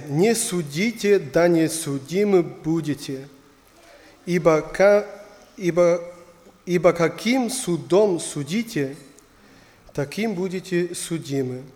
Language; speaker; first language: Russian; non-native, learner; German